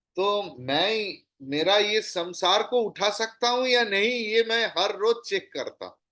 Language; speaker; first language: Hindi; non-native, local second language; Bangla